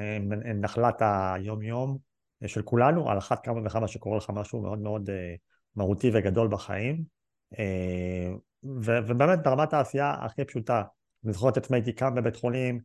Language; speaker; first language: Hebrew; native; Hebrew